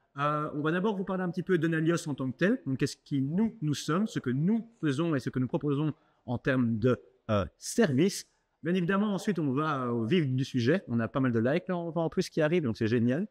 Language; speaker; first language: French; native; French